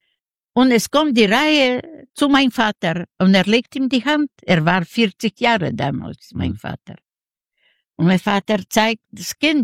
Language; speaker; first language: German; non-native, learner; Yiddish